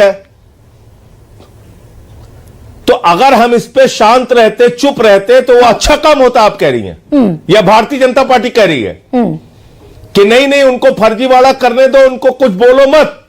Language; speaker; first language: Hindi; native; Hindi